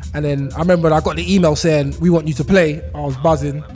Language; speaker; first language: English; native; English